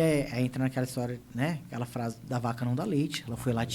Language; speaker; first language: Portuguese; native; Portuguese